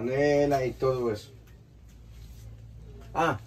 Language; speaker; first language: Spanish; non-native, local second language; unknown